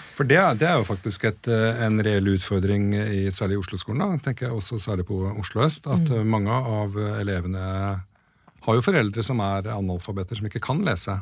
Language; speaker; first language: Norwegian; native; Norwegian